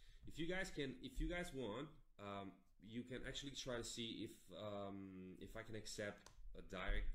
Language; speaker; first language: English; non-native, fluent; Italian